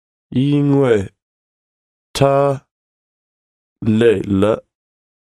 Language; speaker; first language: Chinese; non-native, learner; English